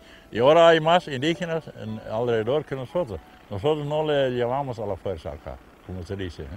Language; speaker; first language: Spanish; non-native, fluent; Plautdietsch